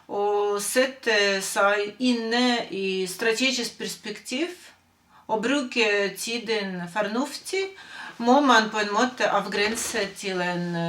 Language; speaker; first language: Norwegian; non-native, fluent; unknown